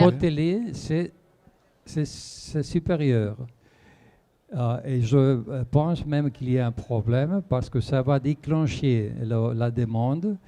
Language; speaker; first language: French; non-native, fluent; Spanish